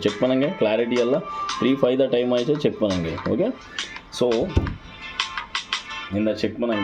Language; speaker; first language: Tamil; non-native, learner; Kannada